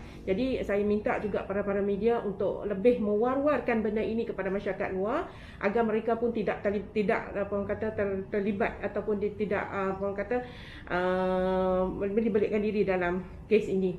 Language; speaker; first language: Malay; native; Malay